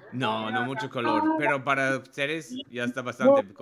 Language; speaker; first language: Spanish; non-native, learner; English